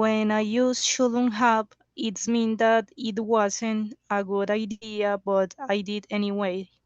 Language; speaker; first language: English; non-native, learner; Spanish